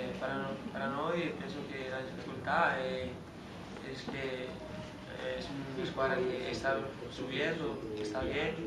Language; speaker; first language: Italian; non-native, learner; Spanish